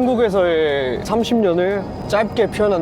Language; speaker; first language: Korean; native; Korean